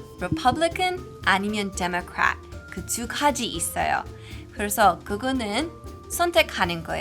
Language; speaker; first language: Korean; non-native, fluent; English